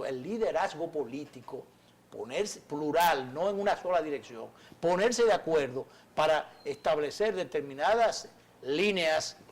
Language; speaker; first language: Spanish; native; Spanish